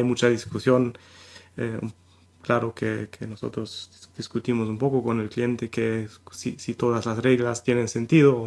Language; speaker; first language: Spanish; non-native, fluent; German